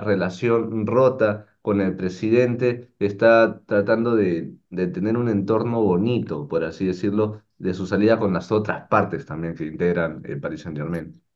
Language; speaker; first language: Spanish; native; Spanish